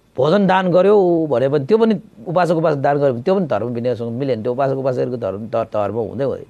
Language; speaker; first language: Nepali; native; Nepali